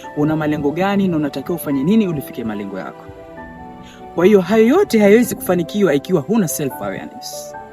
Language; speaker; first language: Swahili; native; Swahili